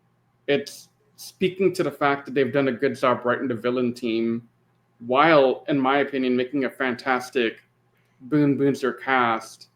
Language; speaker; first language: English; native; English